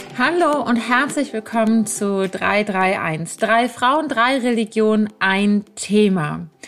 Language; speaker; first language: German; native; German